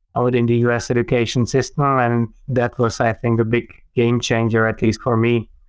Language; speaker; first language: English; non-native, fluent; Czech